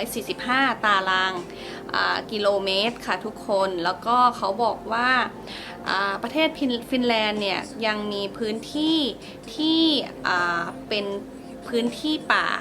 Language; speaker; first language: Thai; native; Thai